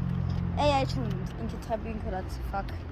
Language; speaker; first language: Romanian; early bilingual, heritage; Romanian